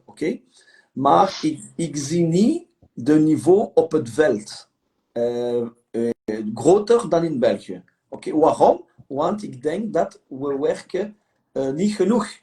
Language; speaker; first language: Dutch; non-native, local second language; French